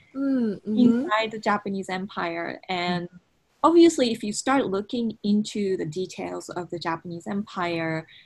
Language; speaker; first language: English; non-native, fluent; Japanese